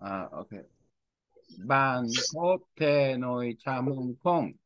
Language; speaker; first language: Vietnamese; non-native, learner; Korean